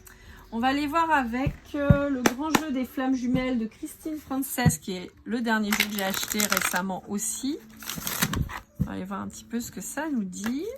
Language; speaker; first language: French; native; French